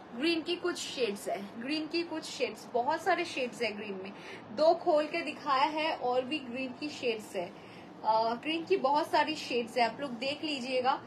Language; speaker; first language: Hindi; non-native, local second language; Bangla